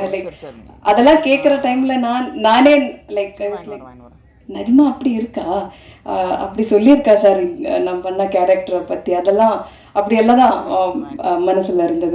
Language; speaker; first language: Tamil; non-native, fluent; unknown